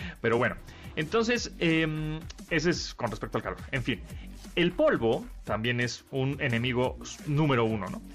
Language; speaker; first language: Spanish; native; Spanish